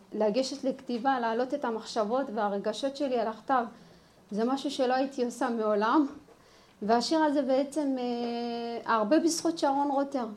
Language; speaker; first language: Hebrew; early bilingual, other home language; Amharic